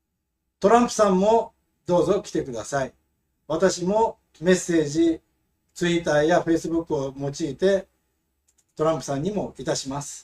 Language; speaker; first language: Japanese; non-native, fluent; Filipino